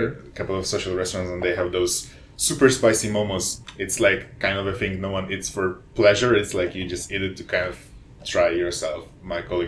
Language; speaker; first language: English; non-native, fluent; Polish